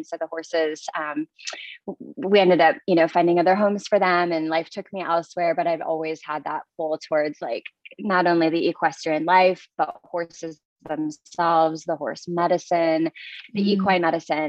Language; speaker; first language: English; native; English